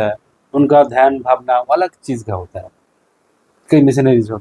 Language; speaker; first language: Hindi; non-native, local second language; Bangla